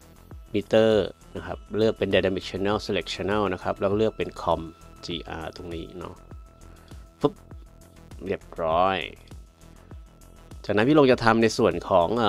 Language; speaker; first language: Thai; native; Thai